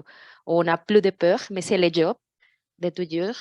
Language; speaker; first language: French; non-native, fluent; Portuguese